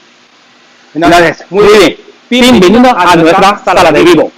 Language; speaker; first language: Spanish; non-native, learner; Chinese